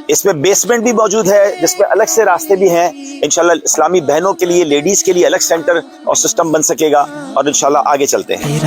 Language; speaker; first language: Urdu; native; Urdu